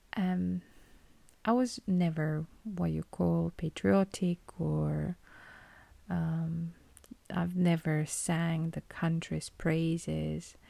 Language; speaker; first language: English; non-native, fluent; Romanian